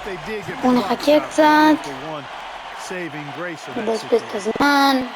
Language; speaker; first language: Hebrew; native; Hebrew